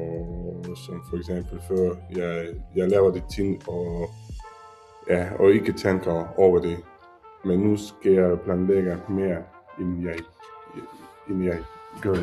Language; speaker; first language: Danish; non-native, learner; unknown